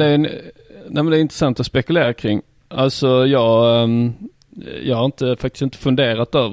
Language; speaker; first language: Swedish; native; Swedish